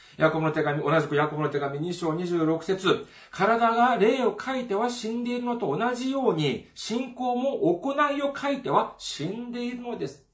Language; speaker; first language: Japanese; non-native, fluent; Korean